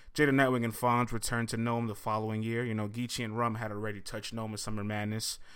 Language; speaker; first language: English; native; English